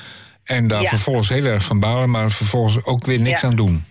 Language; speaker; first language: Dutch; native; Dutch